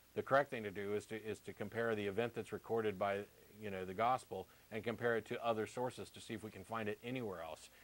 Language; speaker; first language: English; native; English